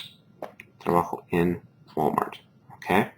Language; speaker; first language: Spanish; non-native, fluent; English